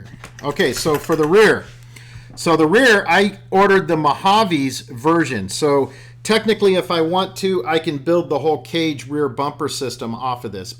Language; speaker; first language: English; native; English